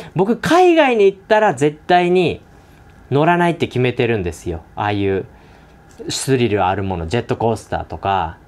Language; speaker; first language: Japanese; native; Japanese